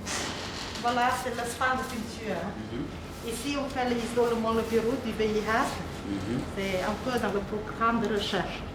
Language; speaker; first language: French; non-native, learner; Vietnamese